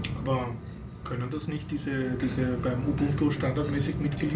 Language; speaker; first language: German; native; German